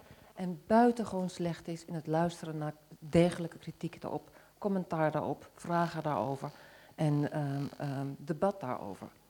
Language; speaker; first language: Dutch; native; Dutch